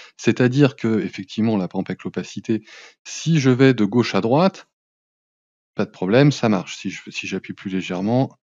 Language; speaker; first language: French; native; French